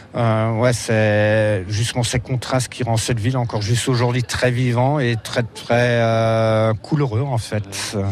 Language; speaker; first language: French; non-native, fluent; German